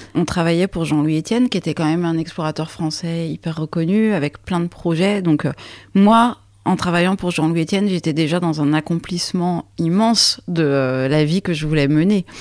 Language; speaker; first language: French; native; French